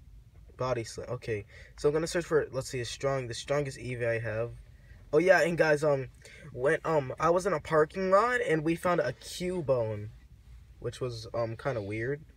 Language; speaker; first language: English; native; English